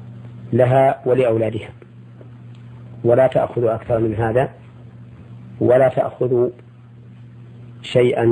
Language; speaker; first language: Arabic; native; Arabic